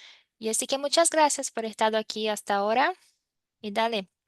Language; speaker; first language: Spanish; non-native, fluent; Portuguese